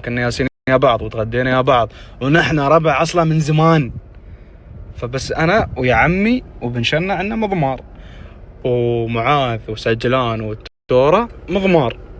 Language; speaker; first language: Arabic; native; Arabic